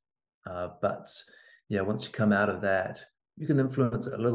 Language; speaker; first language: English; native; English